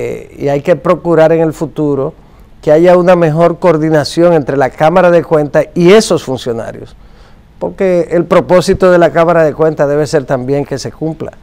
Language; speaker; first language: Spanish; native; Spanish